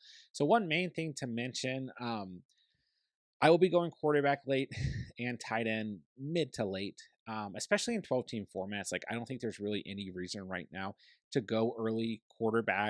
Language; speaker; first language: English; native; English